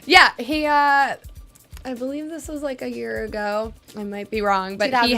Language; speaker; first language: English; native; English